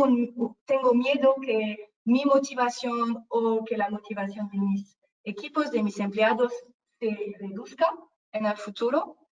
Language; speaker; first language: Spanish; non-native, fluent; French